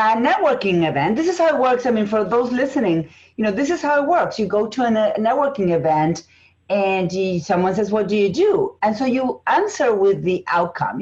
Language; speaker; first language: English; non-native, fluent; Spanish